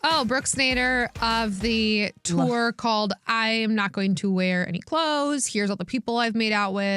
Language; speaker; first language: English; native; English